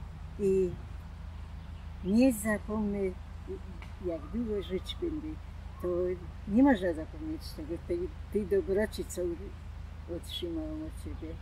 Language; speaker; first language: Polish; non-native, local second language; German